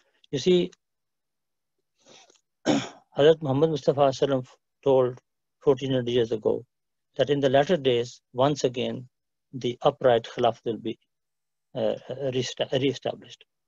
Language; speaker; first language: English; non-native, local second language; Urdu